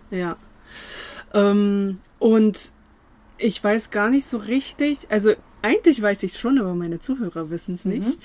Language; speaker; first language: German; early bilingual, other home language; Latvian